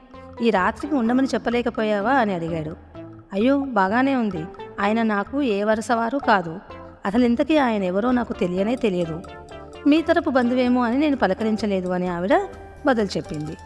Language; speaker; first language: Telugu; native; Telugu